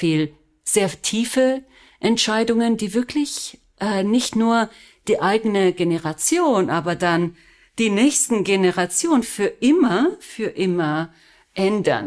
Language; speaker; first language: German; non-native, fluent; Spanish